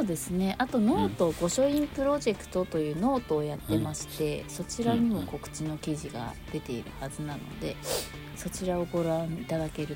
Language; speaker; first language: Japanese; native; Japanese